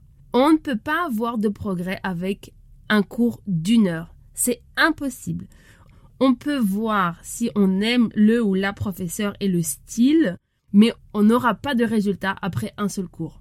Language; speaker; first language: French; native; French